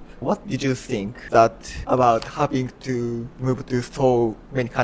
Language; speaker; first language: English; non-native, learner; Japanese